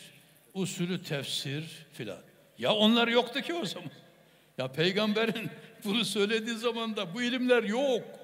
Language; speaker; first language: Turkish; native; Turkish